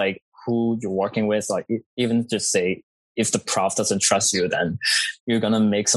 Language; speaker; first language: English; non-native, fluent; Cantonese